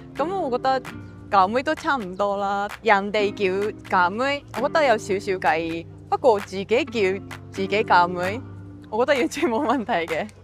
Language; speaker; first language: Cantonese; non-native, fluent; Japanese